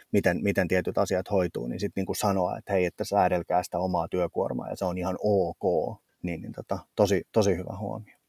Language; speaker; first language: Finnish; native; Finnish